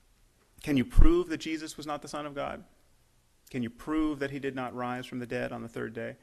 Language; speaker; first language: English; native; English